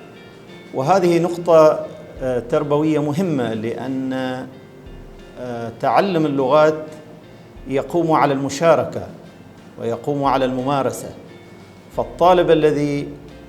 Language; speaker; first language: Arabic; native; Arabic